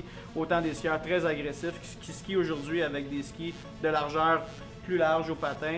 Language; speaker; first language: French; native; French